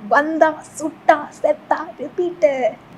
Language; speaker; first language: Tamil; non-native, fluent; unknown